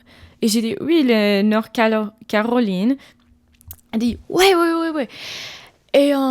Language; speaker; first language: French; non-native, learner; English